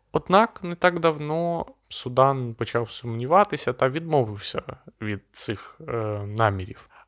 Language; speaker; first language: Ukrainian; non-native, local second language; Russian